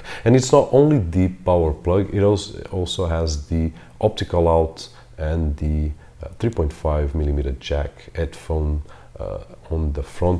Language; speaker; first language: English; non-native, fluent; Portuguese